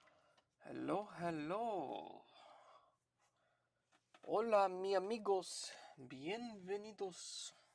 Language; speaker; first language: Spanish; non-native, learner; English